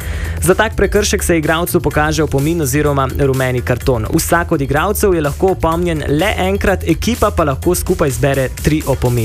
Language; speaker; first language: Slovenian; native; Slovenian